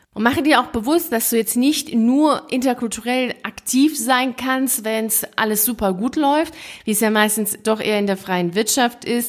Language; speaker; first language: German; native; German